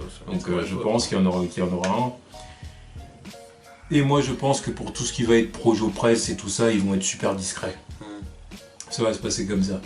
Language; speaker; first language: French; native; French